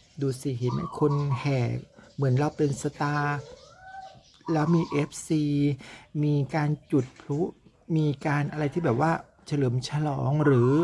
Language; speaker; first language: Thai; native; Thai